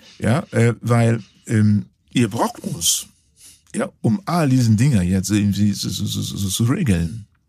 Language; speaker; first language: German; non-native, fluent; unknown